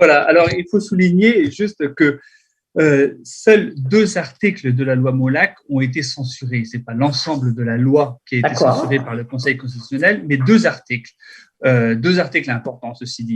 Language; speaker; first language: French; native; French